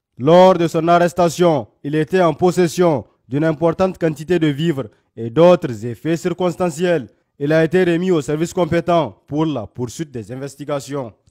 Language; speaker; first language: French; non-native, local second language; Hausa